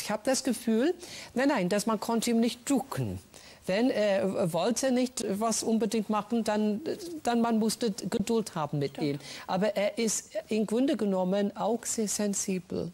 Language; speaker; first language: German; non-native, fluent; English